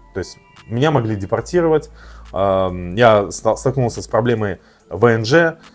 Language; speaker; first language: Russian; native; Russian